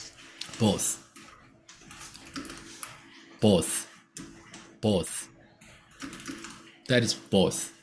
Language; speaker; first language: English; non-native, fluent; Korean